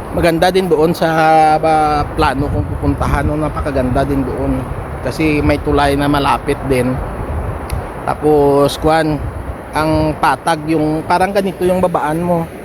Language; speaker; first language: Filipino; non-native, local second language; Hiligaynon